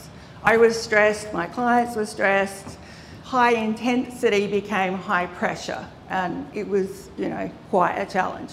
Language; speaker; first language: English; native; English